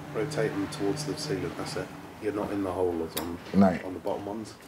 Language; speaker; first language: English; native; English